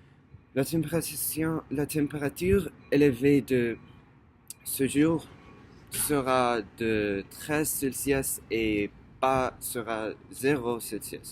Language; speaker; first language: French; non-native, fluent; English